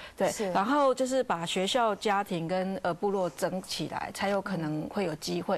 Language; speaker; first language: Chinese; native; Chinese